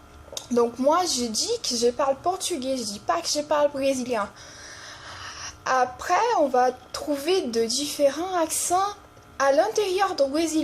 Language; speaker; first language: French; non-native, fluent; Portuguese